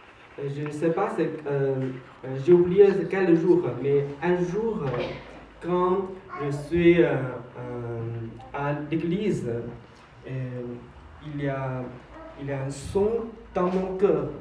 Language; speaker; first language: French; non-native, learner; Chinese